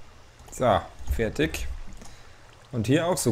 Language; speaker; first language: German; native; German